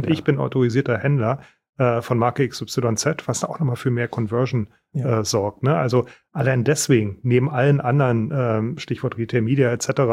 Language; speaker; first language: German; native; German